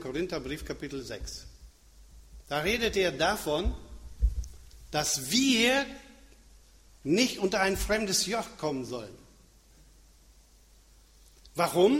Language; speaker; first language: German; non-native, fluent; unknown